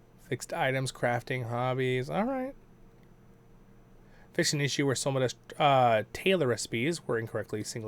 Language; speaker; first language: English; native; English